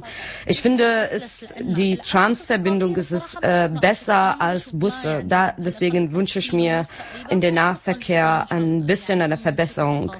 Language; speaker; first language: German; non-native, learner; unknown